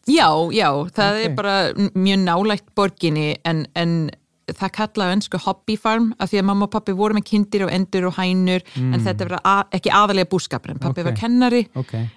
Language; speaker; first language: Icelandic; non-native, fluent; English